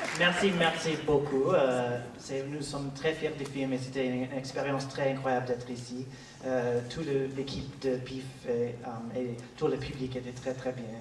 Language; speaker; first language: French; non-native, fluent; English